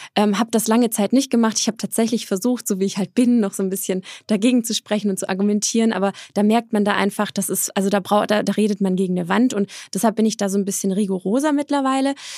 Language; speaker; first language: German; early bilingual, other home language; Polish